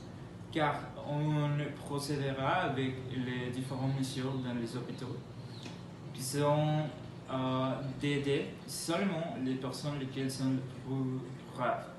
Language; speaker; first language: French; non-native, learner; Spanish